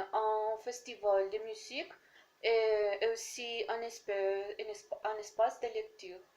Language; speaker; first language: French; non-native, learner; Spanish